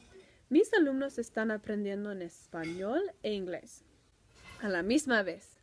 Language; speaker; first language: Spanish; non-native, fluent; English